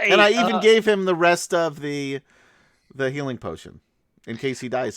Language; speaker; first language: English; native; English